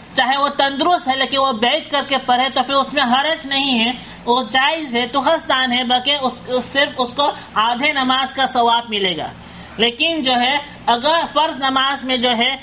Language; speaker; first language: Urdu; non-native, fluent; Caribbean Hindustani